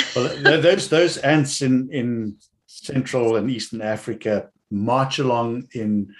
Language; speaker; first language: English; native; English